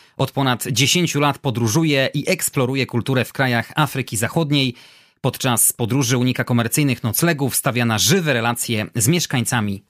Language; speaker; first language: Polish; native; Polish